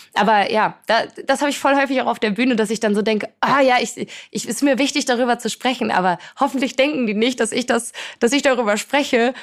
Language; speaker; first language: German; early bilingual, other home language; Polish